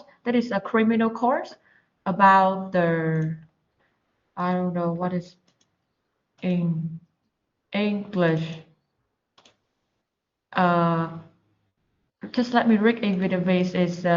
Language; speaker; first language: English; non-native, learner; Vietnamese